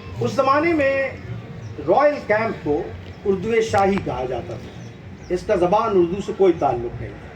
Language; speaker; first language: Urdu; native; Urdu